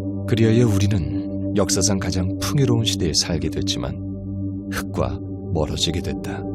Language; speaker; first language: Korean; native; Korean